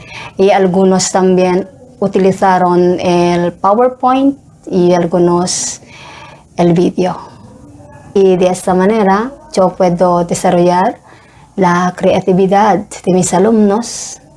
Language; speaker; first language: Spanish; non-native, fluent; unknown